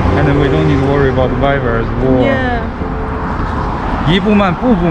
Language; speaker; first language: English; non-native, learner; Chinese